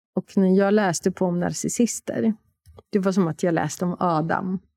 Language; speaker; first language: Swedish; non-native, fluent; Polish